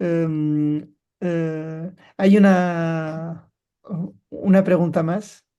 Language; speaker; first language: Spanish; non-native, fluent; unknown